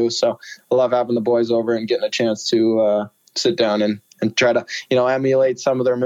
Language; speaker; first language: English; native; English